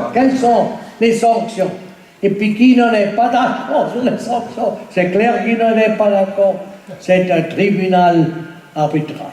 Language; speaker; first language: French; non-native, fluent; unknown